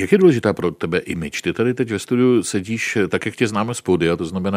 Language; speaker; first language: Czech; native; Czech